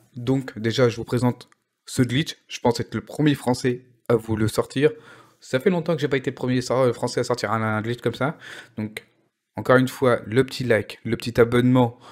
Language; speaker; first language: French; native; French